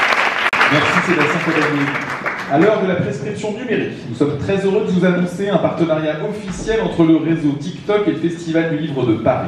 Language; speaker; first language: French; native; French